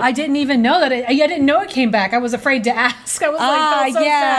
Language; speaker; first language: English; native; English